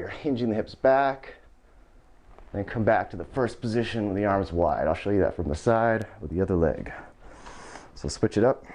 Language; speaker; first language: English; native; English